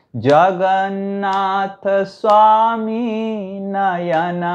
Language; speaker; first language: Hindi; non-native, local second language; Odia